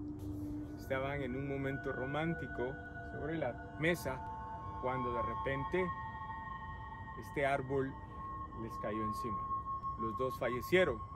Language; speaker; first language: Spanish; native; Spanish